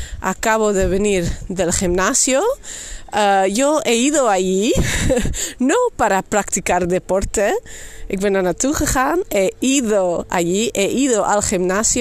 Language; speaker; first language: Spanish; non-native, fluent; Dutch